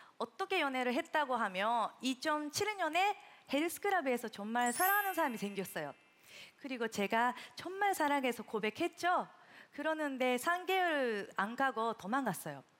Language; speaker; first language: Korean; non-native, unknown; Japanese